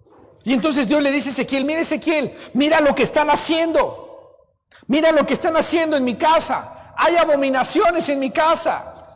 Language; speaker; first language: Spanish; native; Spanish